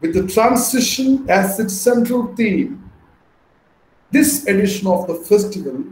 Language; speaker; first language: English; non-native, local second language; Malayalam